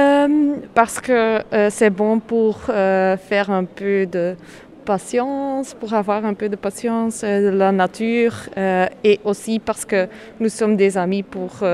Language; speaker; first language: French; non-native, learner; Italian